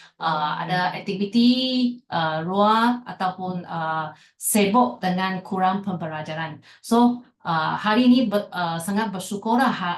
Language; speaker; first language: Malay; non-native, local second language; Chinese